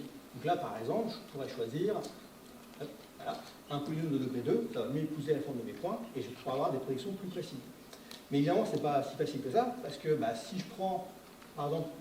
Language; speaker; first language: French; native; French